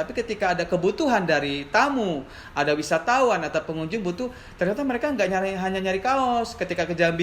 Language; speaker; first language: Indonesian; native; Indonesian